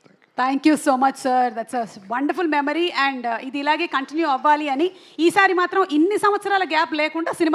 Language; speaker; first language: Telugu; native; Telugu